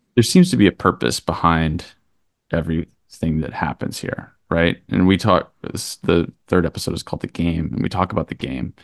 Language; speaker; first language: English; native; English